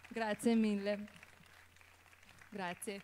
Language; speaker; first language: Italian; non-native, fluent; Russian